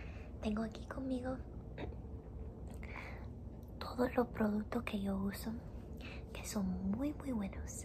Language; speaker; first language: Spanish; early bilingual, heritage; Spanish